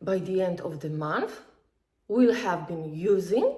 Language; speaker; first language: English; non-native, fluent; Polish